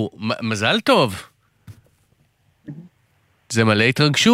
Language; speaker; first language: Hebrew; native; Hebrew